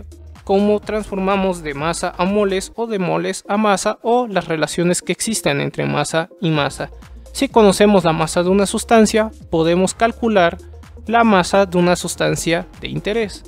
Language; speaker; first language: Spanish; native; Spanish